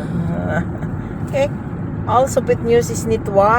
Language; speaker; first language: Dutch; non-native, learner; Filipino